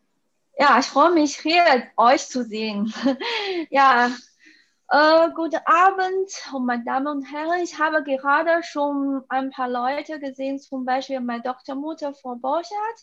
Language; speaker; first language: German; non-native, fluent; Chinese